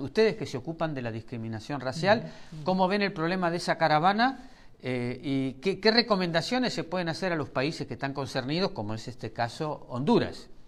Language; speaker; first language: Spanish; native; Spanish